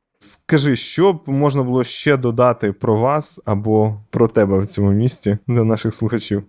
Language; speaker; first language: Ukrainian; native; Ukrainian